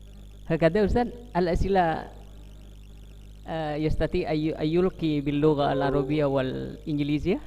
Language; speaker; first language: Arabic; non-native, learner; Indonesian